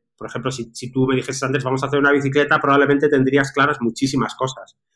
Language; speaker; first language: Spanish; native; Spanish